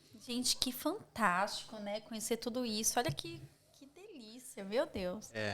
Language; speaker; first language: Portuguese; native; Portuguese